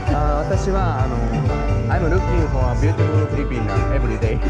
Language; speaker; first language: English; non-native, learner; Japanese